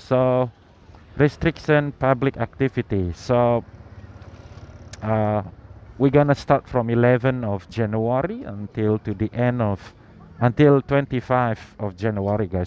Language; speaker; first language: English; non-native, learner; Indonesian